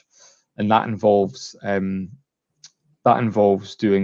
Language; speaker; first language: English; native; English